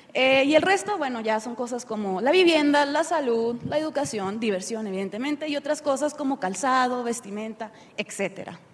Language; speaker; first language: Spanish; native; Spanish